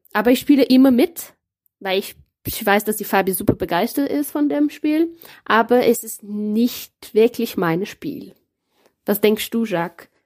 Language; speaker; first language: German; non-native, learner; Portuguese